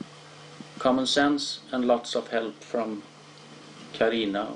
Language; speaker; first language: English; non-native, fluent; Swedish